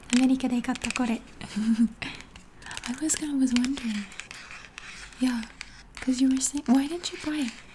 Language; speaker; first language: English; native; English